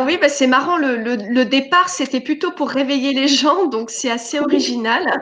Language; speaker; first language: French; native; French